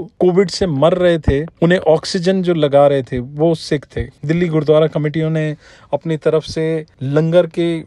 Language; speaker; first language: Hindi; non-native, local second language; Punjabi